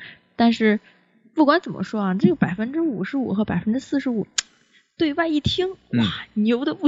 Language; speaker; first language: Chinese; native; Chinese